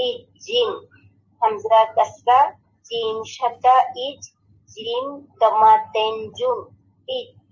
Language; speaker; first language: Arabic; non-native, learner; Bangla